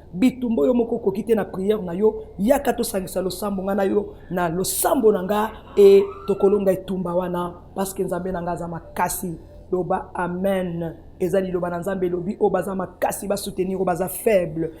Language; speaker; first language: Lingala; native; Lingala